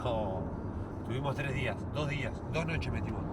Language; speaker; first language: Spanish; native; Spanish